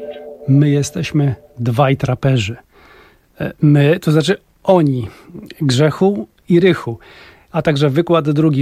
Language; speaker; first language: Polish; native; Polish